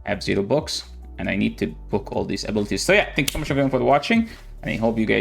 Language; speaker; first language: English; non-native, fluent; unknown